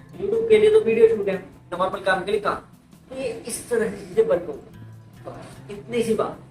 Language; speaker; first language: Hindi; native; Hindi